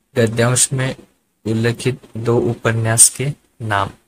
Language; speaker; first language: Hindi; non-native, local second language; Marathi